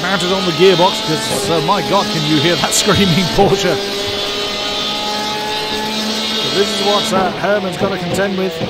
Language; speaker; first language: English; native; English